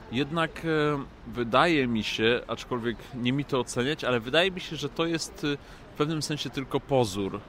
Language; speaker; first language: Polish; native; Polish